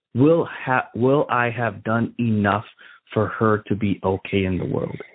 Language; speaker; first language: English; native; English